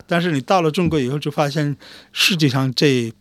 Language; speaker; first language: Chinese; non-native, fluent; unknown